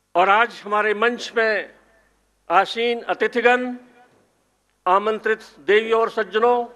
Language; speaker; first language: Hindi; native; Hindi